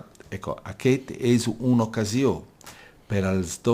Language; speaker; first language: Catalan; non-native, local second language; Italian